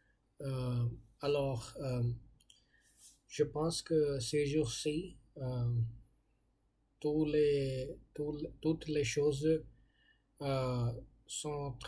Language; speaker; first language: French; non-native, learner; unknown